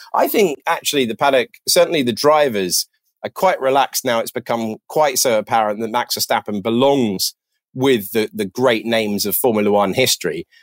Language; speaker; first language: English; native; English